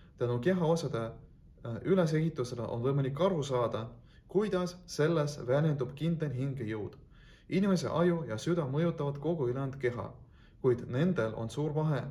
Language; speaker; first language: Estonian; non-native, local second language; Russian